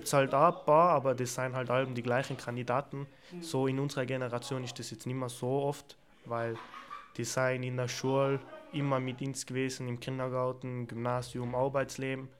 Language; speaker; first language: German; early bilingual, other home language; Turkish